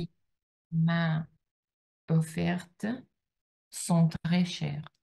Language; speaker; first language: French; non-native, learner; Russian